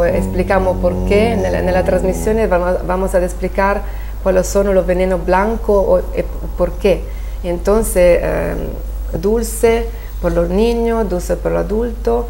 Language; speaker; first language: Spanish; non-native, learner; Italian